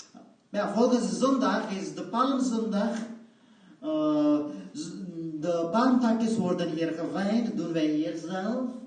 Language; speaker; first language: Dutch; non-native, fluent; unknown